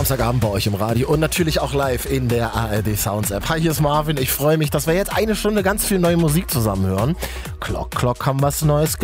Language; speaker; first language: German; native; German